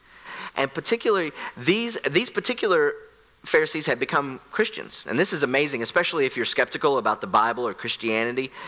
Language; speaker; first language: English; native; English